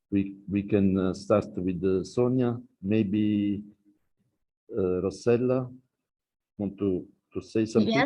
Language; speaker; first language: English; non-native, learner; Italian